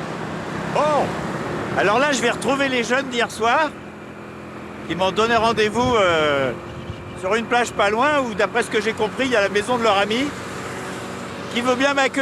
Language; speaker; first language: French; native; French